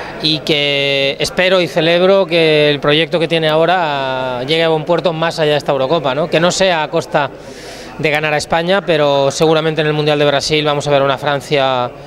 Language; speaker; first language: Spanish; native; Spanish